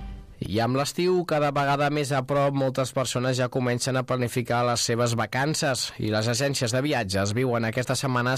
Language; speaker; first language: Catalan; native; Catalan